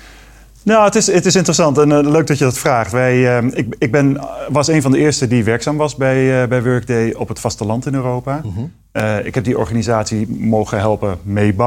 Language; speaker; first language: Dutch; native; Dutch